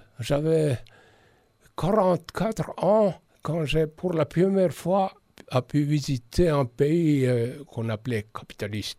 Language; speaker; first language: French; non-native, fluent; Estonian